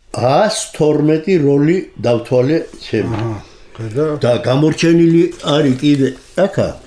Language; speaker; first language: Georgian; native; Georgian